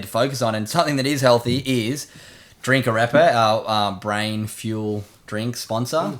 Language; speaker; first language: English; native; English